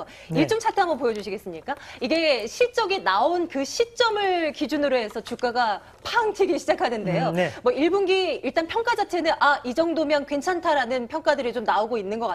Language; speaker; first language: Korean; native; Korean